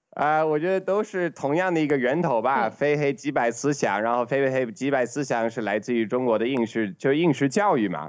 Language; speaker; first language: Chinese; non-native, fluent; English